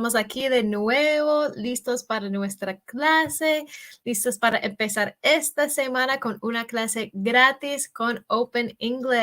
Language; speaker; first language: Spanish; non-native, fluent; English